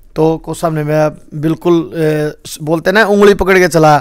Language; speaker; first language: Hindi; native; Hindi